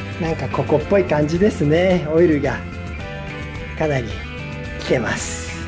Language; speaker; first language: Japanese; native; Japanese